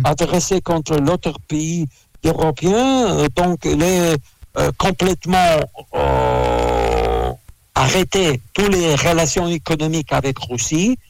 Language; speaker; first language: French; non-native, learner; Russian